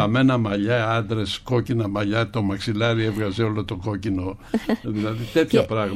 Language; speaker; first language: Greek; native; Greek